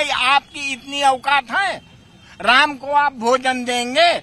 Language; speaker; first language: Hindi; native; Hindi